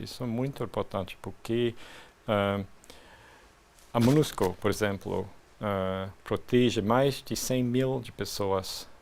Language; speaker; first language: Portuguese; non-native, fluent; French